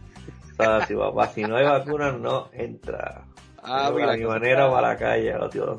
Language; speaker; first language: Spanish; native; Spanish